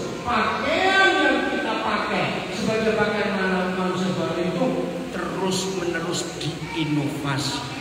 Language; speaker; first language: Indonesian; native; Indonesian